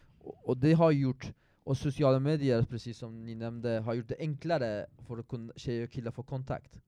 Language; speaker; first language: Swedish; non-native, fluent; Persian